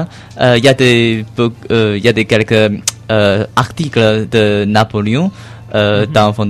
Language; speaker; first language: French; non-native, learner; Chinese